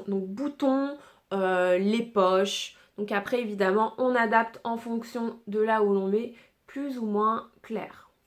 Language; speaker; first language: French; native; French